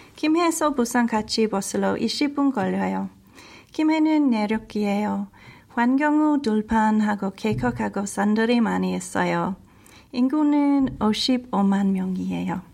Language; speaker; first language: Korean; non-native, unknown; English